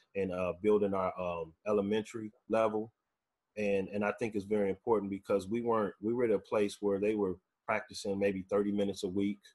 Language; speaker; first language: English; native; English